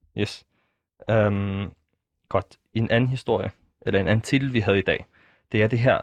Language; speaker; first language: Danish; early bilingual, other home language; Arabic